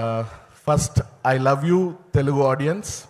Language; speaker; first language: Telugu; non-native, learner; Tamil